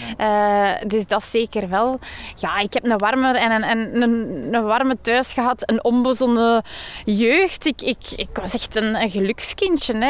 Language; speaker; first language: Dutch; native; Dutch